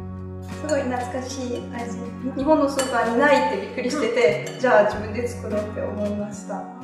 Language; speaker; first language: Japanese; non-native, fluent; French